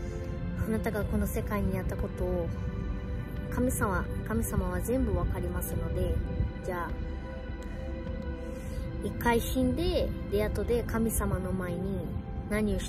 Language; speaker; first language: Japanese; early bilingual, other home language; Portuguese